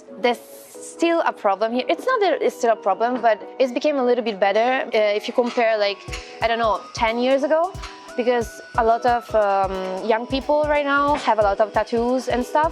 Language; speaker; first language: English; non-native, fluent; Italian